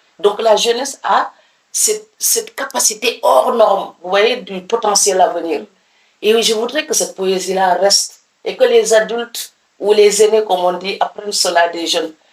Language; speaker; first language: French; non-native, local second language; Serer